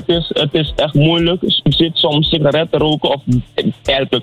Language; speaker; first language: Dutch; non-native, local second language; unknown